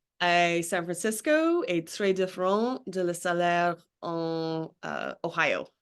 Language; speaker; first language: French; non-native, learner; English